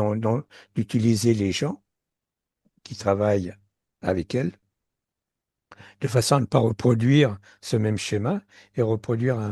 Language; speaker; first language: French; native; French